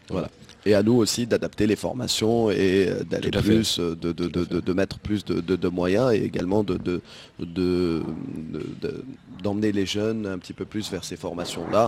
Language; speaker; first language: French; non-native, local second language; Arabic